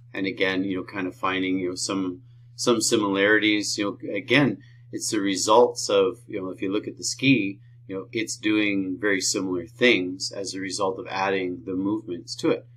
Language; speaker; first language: English; native; English